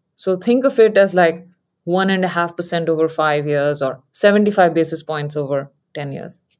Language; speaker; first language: English; non-native, local second language; Hindi